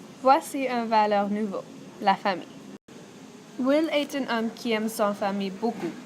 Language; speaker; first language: French; non-native, local second language; English